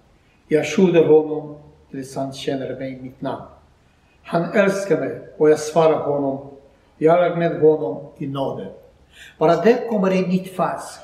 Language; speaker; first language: Swedish; non-native, fluent; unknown